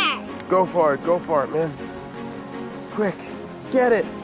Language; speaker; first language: English; native; English